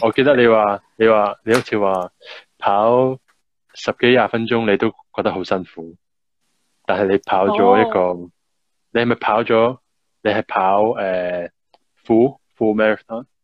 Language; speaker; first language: Chinese; early bilingual, heritage; Cantonese